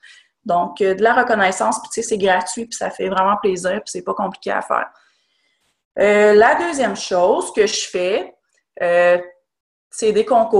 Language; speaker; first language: French; native; French